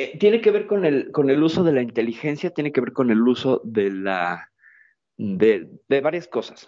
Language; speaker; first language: Spanish; native; Spanish